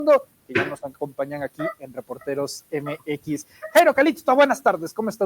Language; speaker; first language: Spanish; native; Spanish